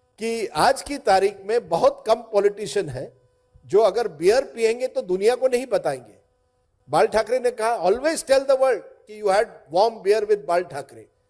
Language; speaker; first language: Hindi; non-native, local second language; Marathi